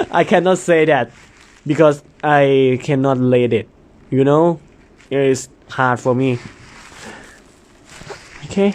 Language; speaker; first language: English; non-native, learner; Thai